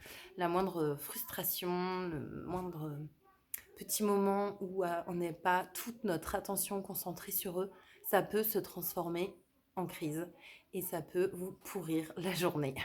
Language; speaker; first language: French; native; French